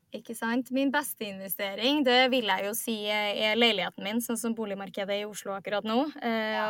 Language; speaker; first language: Norwegian; native; Norwegian